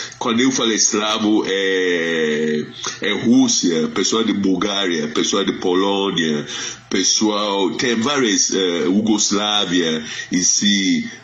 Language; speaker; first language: Portuguese; non-native, fluent; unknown